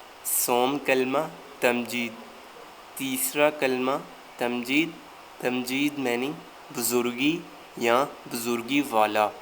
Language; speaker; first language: Urdu; native; Urdu